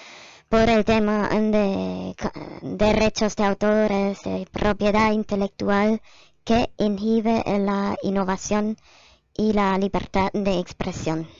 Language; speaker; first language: Spanish; non-native, fluent; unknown